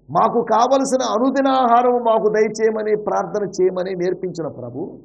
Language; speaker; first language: Telugu; native; Telugu